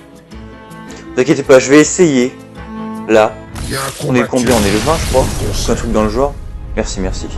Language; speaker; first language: French; native; French